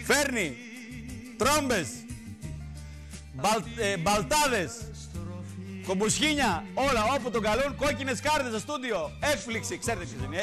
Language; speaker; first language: Greek; native; Greek